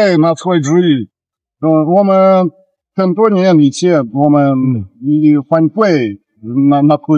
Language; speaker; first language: Chinese; non-native, learner; Russian